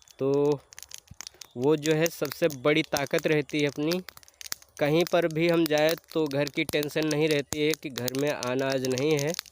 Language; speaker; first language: Hindi; native; Hindi